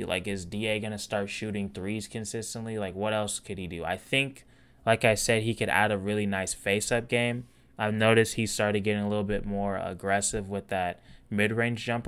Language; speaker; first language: English; native; English